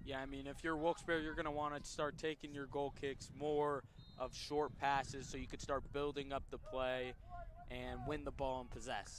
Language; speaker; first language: English; native; English